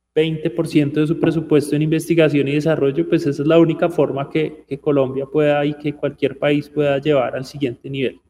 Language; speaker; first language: Spanish; native; Spanish